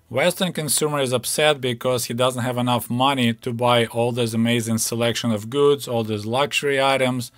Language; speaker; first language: English; non-native, fluent; Ukrainian